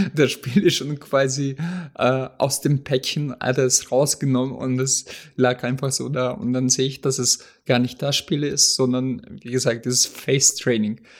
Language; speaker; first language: German; non-native, fluent; Russian